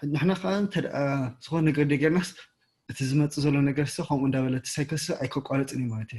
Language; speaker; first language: Tigrinya; native; Tigrinya